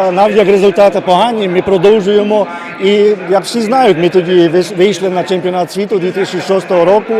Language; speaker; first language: Ukrainian; early bilingual, heritage; Ukrainian